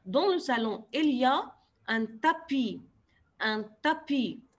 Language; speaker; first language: French; non-native, fluent; Arabic